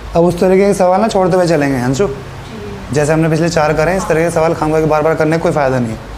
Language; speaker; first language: Hindi; native; Hindi